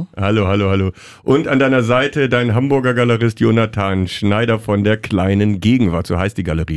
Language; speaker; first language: German; native; German